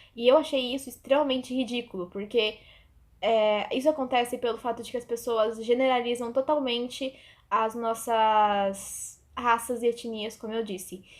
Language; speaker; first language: Portuguese; native; Portuguese